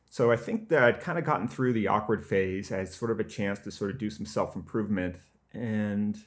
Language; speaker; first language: English; native; English